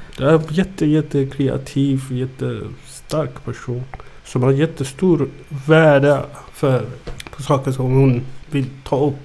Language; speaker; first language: Swedish; early bilingual, other home language; Amharic